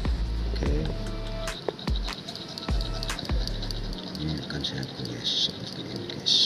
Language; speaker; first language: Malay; non-native, local second language; Javanese